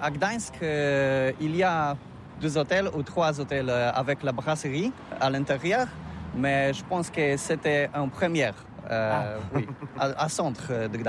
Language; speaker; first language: French; non-native, learner; Polish